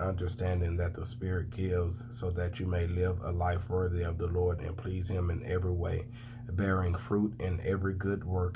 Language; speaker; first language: English; native; English